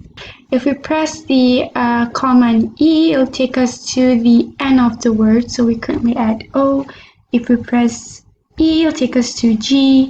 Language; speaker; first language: English; non-native, local second language; Malay